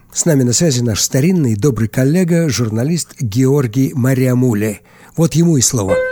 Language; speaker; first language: Russian; native; Russian